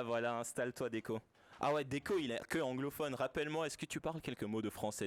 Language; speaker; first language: French; native; French